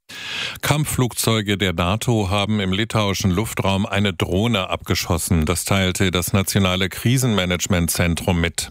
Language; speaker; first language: German; native; German